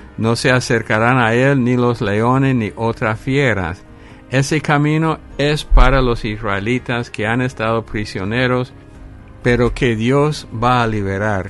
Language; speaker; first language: Spanish; non-native, fluent; English